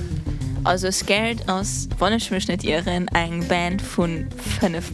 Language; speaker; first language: German; non-native, local second language; Luxembourgish